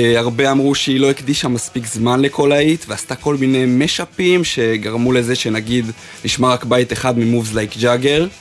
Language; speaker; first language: Hebrew; native; Hebrew